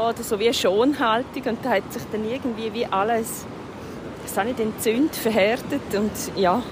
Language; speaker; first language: German; native; German